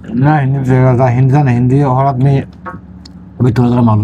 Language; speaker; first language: Hindi; non-native, learner; Bangla